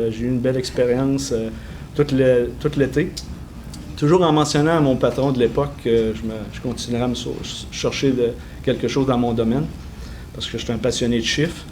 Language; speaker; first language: French; native; French